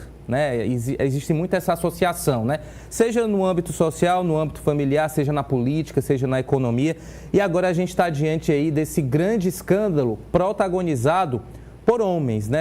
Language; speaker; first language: Portuguese; native; Portuguese